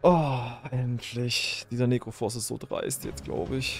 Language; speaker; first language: German; native; German